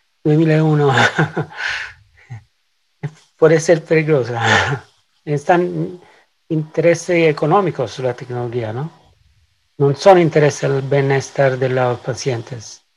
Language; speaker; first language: Spanish; non-native, learner; Italian